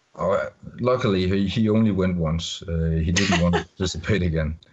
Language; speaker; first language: English; non-native, fluent; Danish